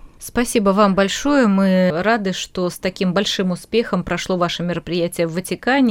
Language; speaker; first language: Russian; native; Russian